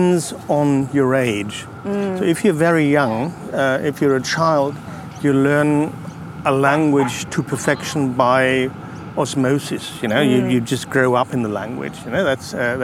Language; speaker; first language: English; non-native, fluent; German